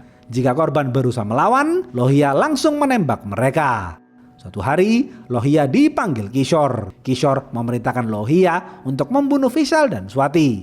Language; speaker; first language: Indonesian; native; Indonesian